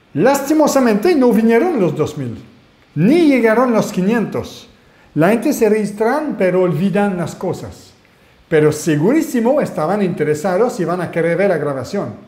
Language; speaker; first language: Spanish; non-native, fluent; French